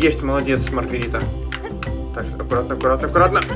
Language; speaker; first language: Russian; native; Russian